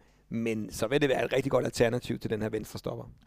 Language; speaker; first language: Danish; native; Danish